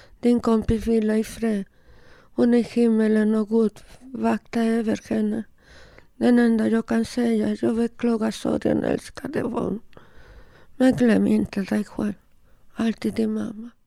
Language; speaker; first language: Swedish; non-native, learner; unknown